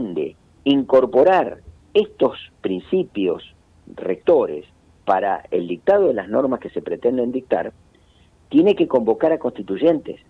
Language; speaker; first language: Spanish; native; Spanish